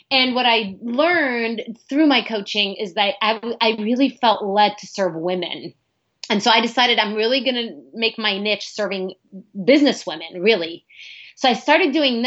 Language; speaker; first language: English; early bilingual, other home language; Arabic